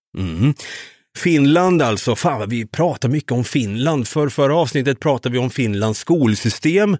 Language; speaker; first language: Swedish; native; Swedish